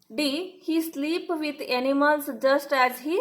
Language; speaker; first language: English; non-native, local second language; Kannada